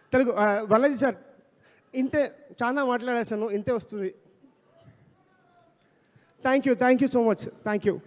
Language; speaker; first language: Telugu; non-native, learner; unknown